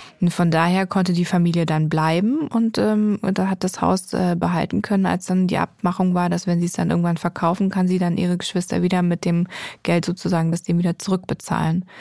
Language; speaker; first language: German; native; German